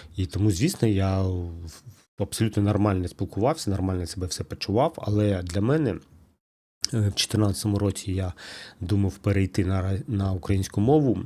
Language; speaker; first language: Ukrainian; non-native, local second language; Russian